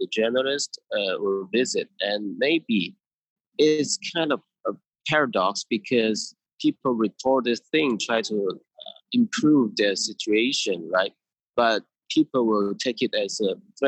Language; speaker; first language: English; non-native, fluent; Min Nan Chinese